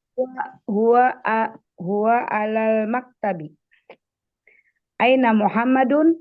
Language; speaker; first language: Arabic; non-native, learner; Indonesian